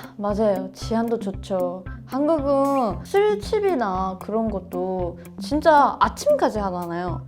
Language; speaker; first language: Korean; non-native, fluent; Japanese